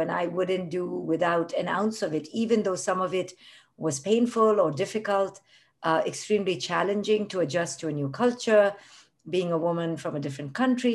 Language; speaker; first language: English; non-native, local second language; Hindi